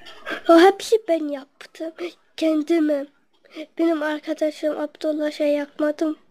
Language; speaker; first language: Turkish; non-native, learner; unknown